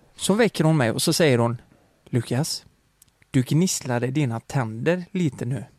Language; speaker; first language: Swedish; native; Swedish